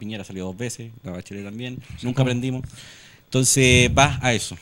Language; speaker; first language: Spanish; native; Spanish